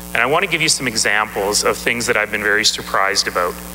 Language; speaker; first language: English; native; English